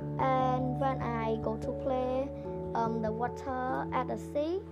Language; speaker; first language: English; non-native, learner; Khmer